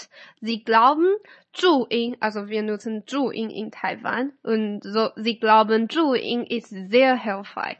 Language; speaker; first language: German; non-native, fluent; Chinese